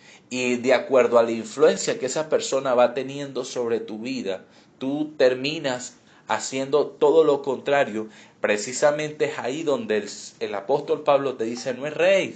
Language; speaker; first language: Spanish; native; Spanish